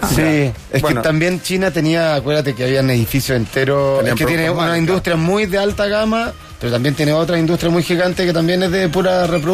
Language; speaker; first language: Spanish; native; Spanish